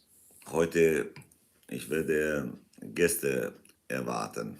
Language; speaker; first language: German; non-native, fluent; Kurdish